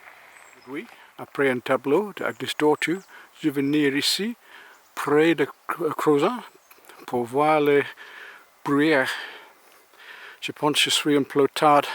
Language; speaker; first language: French; non-native, learner; English